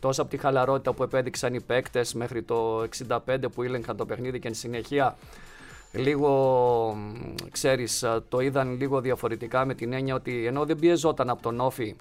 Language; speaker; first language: Greek; native; Greek